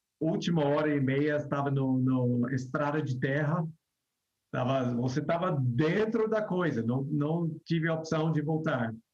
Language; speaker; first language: Portuguese; non-native, fluent; English